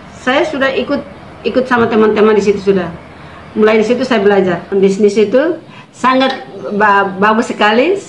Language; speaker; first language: Indonesian; non-native, local second language; Tetum